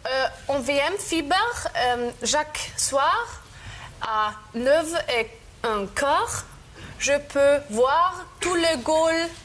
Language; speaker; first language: French; non-native, learner; German